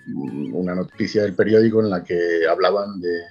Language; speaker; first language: Spanish; native; Spanish